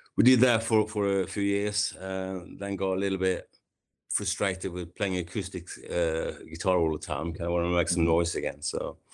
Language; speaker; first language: English; non-native, fluent; Swedish